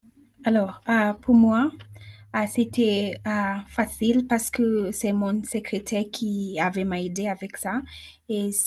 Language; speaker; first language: French; non-native, learner; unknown